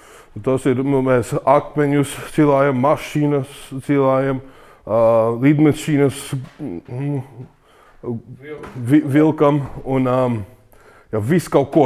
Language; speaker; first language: Latvian; early bilingual, heritage; English